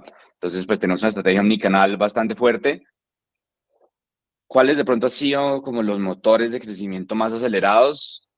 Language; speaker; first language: Spanish; native; Spanish